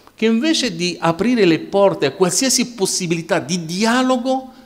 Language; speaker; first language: Italian; non-native, fluent; Arabic